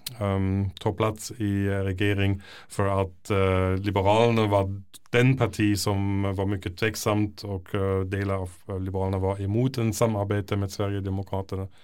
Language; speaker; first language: Norwegian; non-native, fluent; German